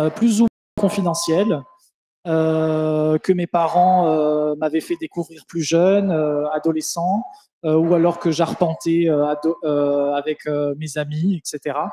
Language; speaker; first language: French; native; French